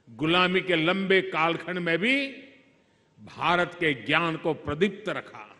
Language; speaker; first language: Hindi; non-native, local second language; Gujarati